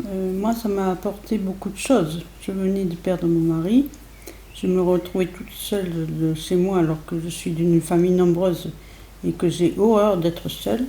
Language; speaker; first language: French; native; French